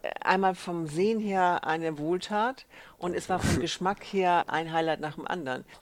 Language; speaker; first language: German; native; German